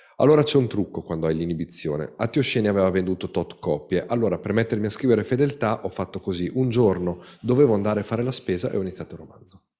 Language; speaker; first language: Italian; native; Italian